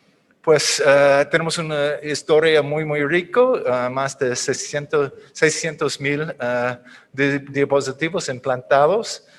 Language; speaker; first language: Spanish; non-native, fluent; English